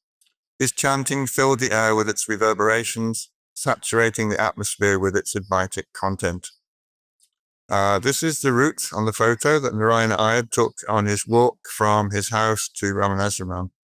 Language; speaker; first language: English; native; English